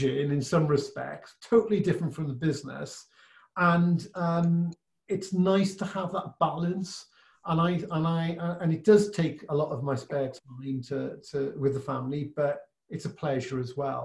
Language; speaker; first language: English; native; English